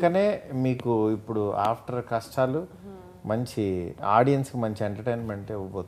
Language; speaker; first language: Telugu; native; Telugu